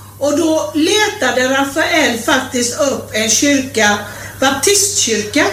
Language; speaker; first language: Swedish; native; Swedish